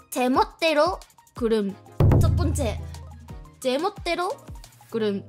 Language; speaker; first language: Korean; non-native, learner; Japanese